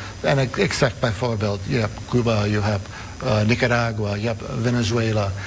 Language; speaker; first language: Dutch; non-native, fluent; English